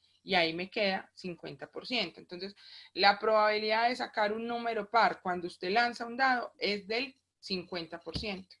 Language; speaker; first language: Spanish; native; Spanish